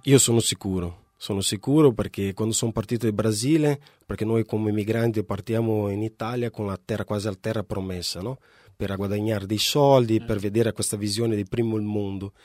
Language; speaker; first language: Italian; non-native, fluent; Portuguese